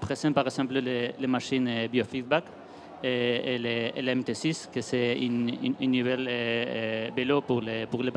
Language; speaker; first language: French; non-native, fluent; Spanish